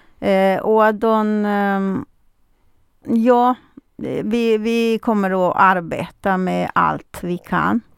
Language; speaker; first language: Swedish; non-native, fluent; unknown